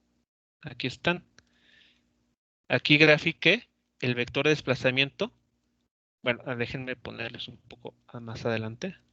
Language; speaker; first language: Spanish; native; Spanish